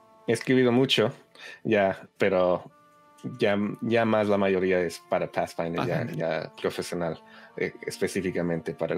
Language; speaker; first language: Spanish; early bilingual, heritage; Spanish